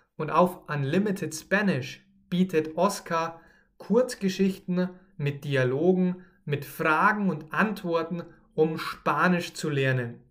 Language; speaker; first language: German; native; German